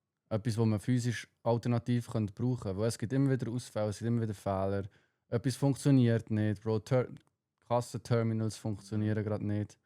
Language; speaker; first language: German; native; German